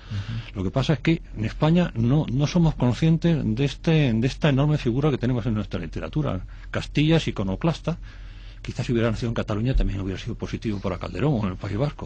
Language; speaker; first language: Spanish; native; Spanish